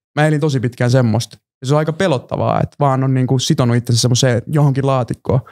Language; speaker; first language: Finnish; early bilingual, other home language; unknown